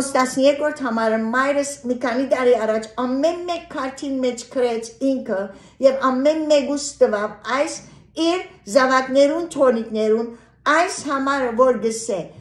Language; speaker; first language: Armenian; early bilingual, heritage; Armenian